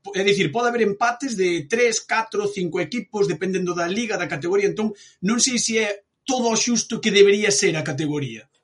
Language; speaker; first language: Galician; native; Galician